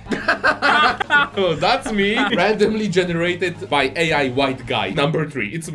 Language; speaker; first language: English; non-native, fluent; Polish